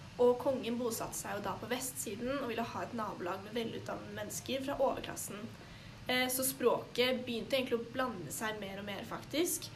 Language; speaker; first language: Norwegian; native; Norwegian